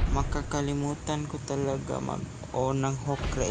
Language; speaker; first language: Filipino; native; Filipino